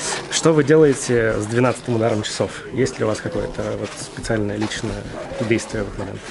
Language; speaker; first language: Russian; native; Russian